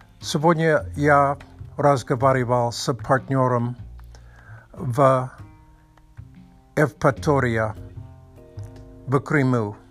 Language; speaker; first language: Russian; non-native, learner; English